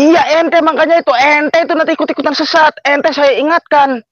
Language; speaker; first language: Indonesian; non-native, local second language; Javanese